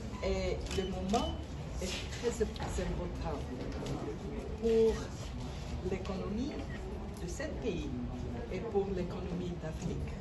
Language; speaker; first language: French; non-native, learner; Bulgarian